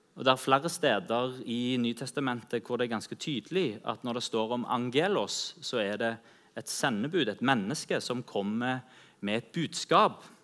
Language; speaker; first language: Norwegian; native; Norwegian